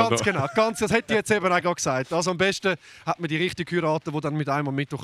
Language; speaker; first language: German; native; German